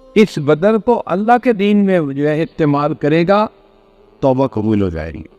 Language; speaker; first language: Urdu; non-native, local second language; Punjabi